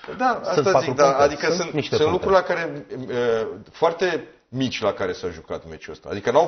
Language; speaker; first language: Romanian; native; Romanian